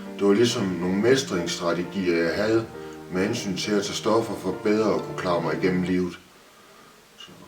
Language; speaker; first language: Danish; native; Danish